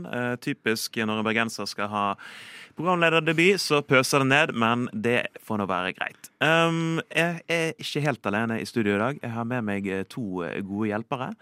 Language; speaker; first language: Norwegian; native; Norwegian